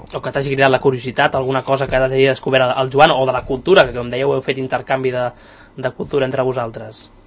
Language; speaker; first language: Catalan; native; Catalan